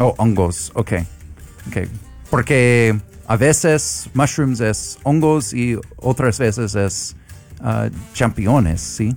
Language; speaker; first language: Spanish; non-native, learner; English